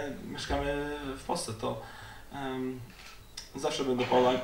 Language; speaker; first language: Polish; early bilingual, heritage; Polish